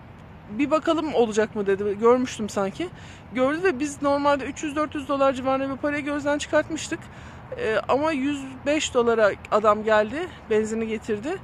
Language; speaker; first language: Turkish; native; Turkish